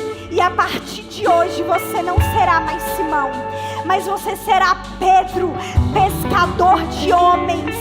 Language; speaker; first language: Portuguese; native; Portuguese